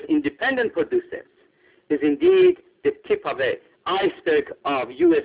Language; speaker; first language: English; non-native, fluent; Persian